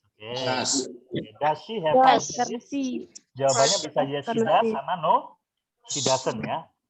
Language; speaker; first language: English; non-native, fluent; Indonesian